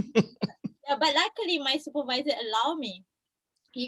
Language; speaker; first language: English; non-native, local second language; Malay